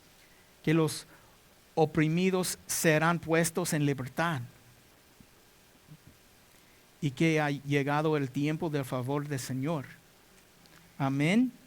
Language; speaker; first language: Spanish; non-native, learner; English